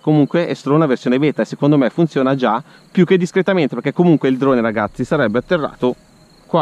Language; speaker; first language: Italian; native; Italian